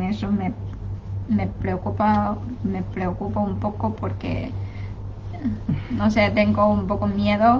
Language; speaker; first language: Spanish; non-native, fluent; Chinese